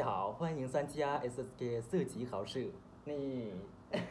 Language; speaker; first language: Chinese; non-native, learner; Thai